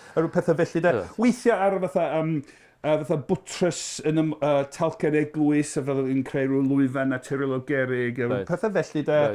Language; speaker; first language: Welsh; non-native, fluent; English